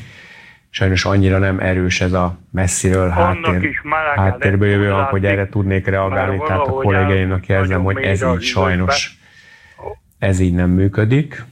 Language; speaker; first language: Hungarian; native; Hungarian